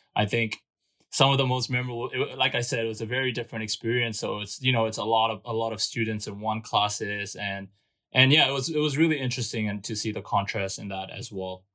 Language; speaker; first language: English; non-native, fluent; Burmese